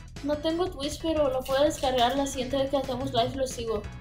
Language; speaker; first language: Spanish; non-native, fluent; Russian